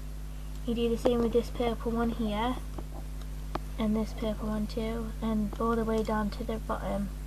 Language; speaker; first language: English; native; English